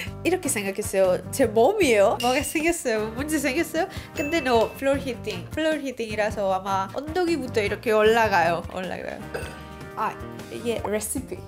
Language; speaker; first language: Korean; non-native, learner; Greek